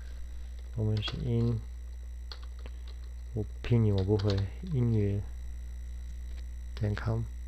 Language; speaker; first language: Chinese; non-native, fluent; English